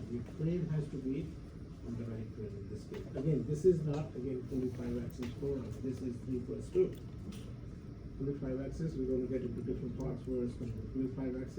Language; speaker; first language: English; non-native, fluent; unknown